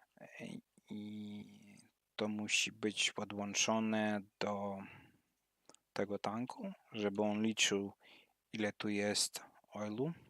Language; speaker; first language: Polish; non-native, learner; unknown